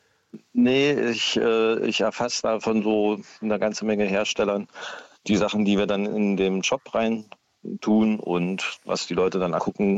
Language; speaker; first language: German; native; German